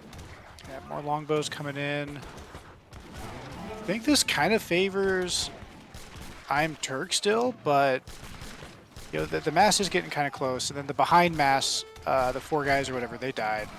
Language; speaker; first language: English; native; English